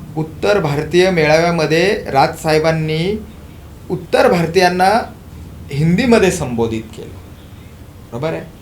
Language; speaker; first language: Marathi; native; Marathi